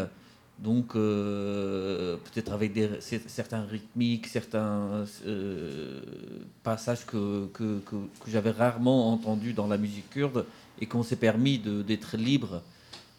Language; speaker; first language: French; non-native, fluent; Central Kurdish